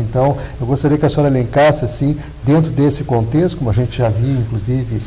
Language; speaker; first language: Portuguese; native; Portuguese